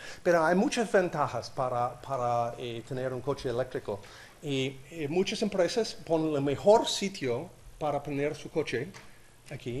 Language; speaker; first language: Spanish; non-native, learner; English